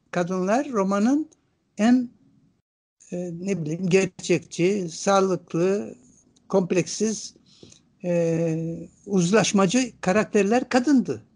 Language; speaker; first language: Turkish; non-native, local second language; Greek